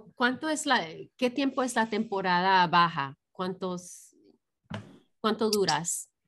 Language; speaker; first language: Spanish; early bilingual, heritage; Spanish